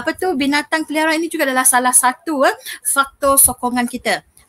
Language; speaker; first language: Malay; native; Malay